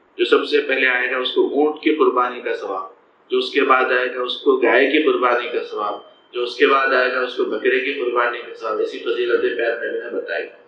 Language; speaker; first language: Urdu; native; Urdu